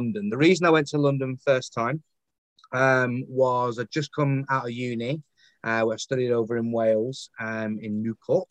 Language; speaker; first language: English; native; English